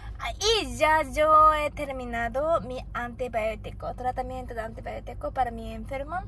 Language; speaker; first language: Spanish; non-native, fluent; Japanese